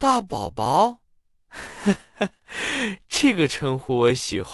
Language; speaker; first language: Chinese; non-native, fluent; English